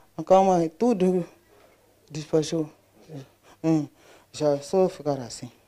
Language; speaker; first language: Portuguese; non-native, learner; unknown